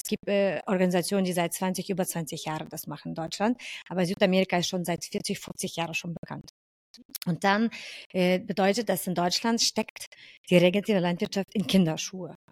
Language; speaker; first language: German; non-native, fluent; Lithuanian